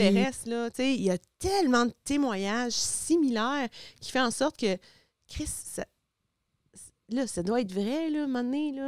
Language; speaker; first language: French; native; French